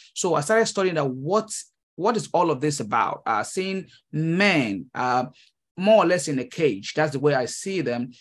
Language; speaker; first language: English; non-native, local second language; Yoruba